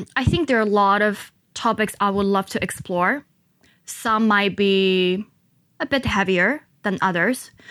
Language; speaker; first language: English; non-native, local second language; Chinese